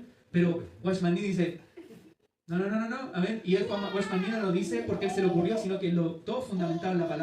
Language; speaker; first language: Spanish; native; Spanish